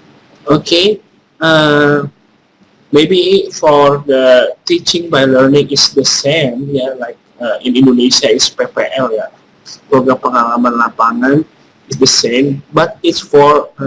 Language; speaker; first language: English; non-native, fluent; Indonesian